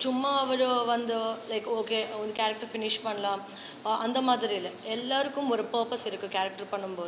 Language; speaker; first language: Tamil; non-native, learner; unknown